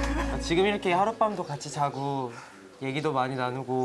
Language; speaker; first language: Korean; non-native, fluent; Chinese